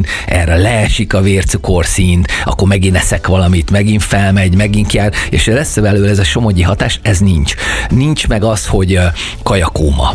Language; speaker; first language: Hungarian; native; Hungarian